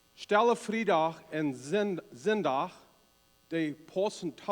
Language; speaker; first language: German; non-native, learner; Plautdietsch